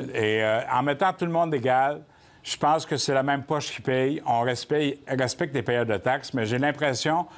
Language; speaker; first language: French; native; French